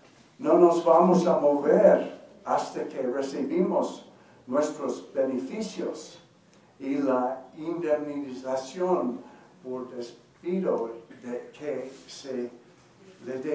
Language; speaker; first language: Spanish; non-native, learner; English